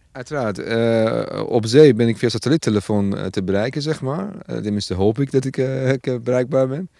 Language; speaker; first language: Dutch; non-native, fluent; Persian